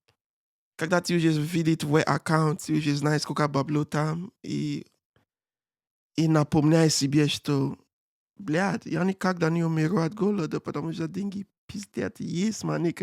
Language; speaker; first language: Russian; non-native, learner; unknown